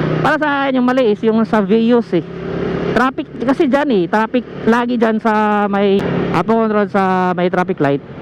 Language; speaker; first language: Filipino; non-native, local second language; Cebuano